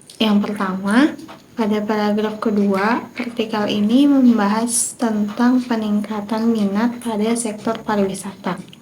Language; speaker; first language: Indonesian; native; Indonesian